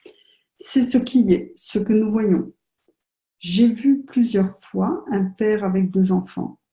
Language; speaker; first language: French; native; French